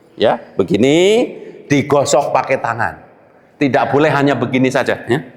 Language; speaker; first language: Indonesian; non-native, local second language; Javanese